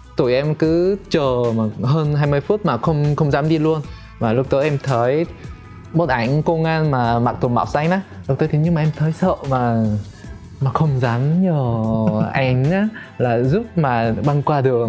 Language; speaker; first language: Vietnamese; non-native, fluent; Korean